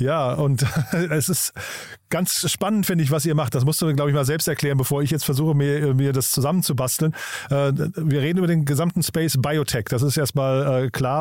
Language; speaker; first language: German; native; German